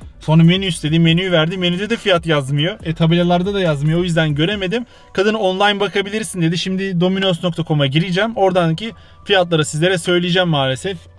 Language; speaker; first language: Turkish; native; Turkish